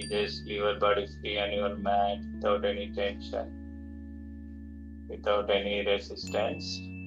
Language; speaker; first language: English; non-native, local second language; Telugu